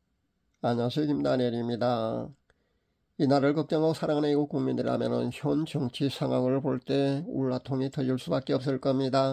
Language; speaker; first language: Korean; native; Korean